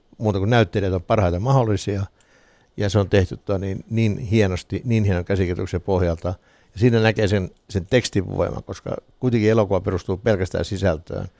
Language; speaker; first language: Finnish; native; Finnish